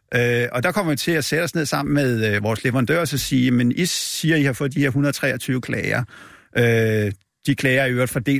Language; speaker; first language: Danish; native; Danish